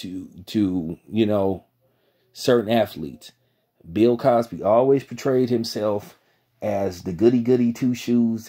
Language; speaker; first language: English; native; English